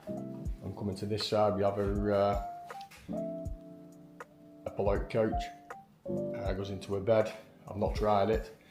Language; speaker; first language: English; native; English